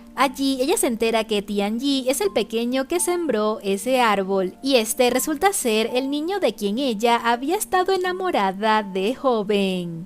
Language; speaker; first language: Spanish; native; Spanish